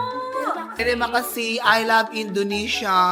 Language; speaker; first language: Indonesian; non-native, learner; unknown